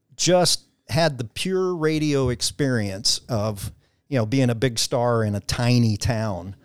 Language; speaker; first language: English; native; English